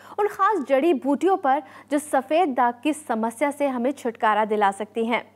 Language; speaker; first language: Hindi; native; Hindi